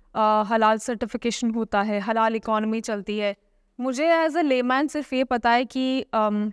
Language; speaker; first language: Hindi; native; Hindi